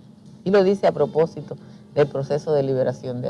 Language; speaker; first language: Spanish; native; Spanish